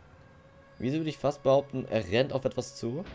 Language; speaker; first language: German; native; German